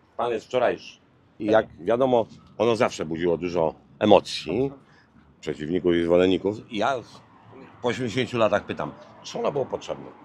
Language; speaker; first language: Polish; native; Polish